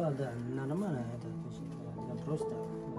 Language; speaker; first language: Russian; non-native, learner; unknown